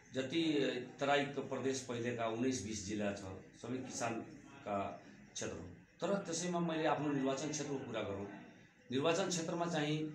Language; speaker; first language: Nepali; non-native, local second language; Bhojpuri